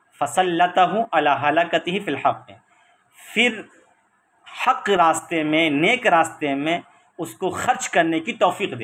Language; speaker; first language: Urdu; native; Urdu